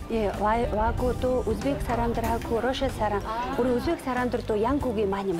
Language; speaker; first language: Korean; non-native, learner; Mongolian